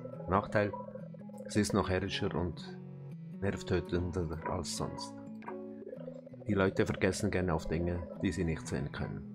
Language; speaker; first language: German; native; German